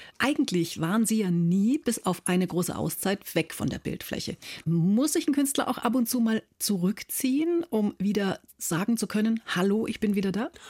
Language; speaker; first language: German; native; German